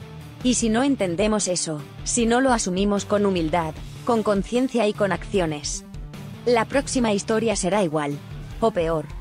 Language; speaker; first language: Spanish; native; Spanish